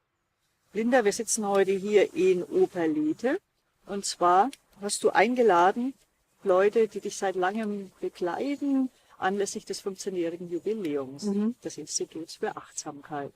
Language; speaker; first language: German; native; German